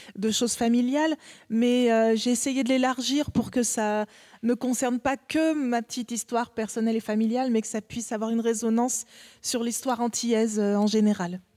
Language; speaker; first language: French; native; French